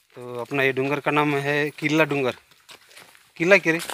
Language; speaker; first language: Hindi; non-native, local second language; Gujarati